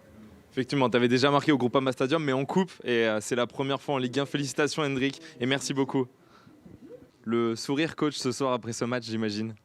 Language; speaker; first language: French; native; French